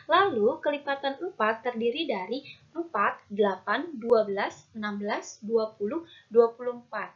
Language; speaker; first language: Indonesian; native; Indonesian